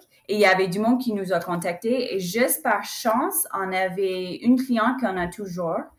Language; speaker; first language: French; non-native, fluent; English